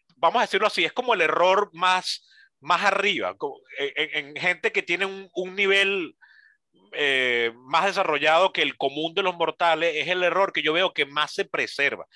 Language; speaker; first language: Spanish; native; Spanish